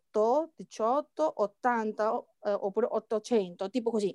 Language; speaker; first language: Italian; non-native, learner; Chinese